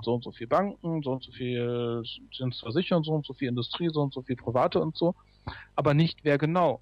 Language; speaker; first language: German; native; German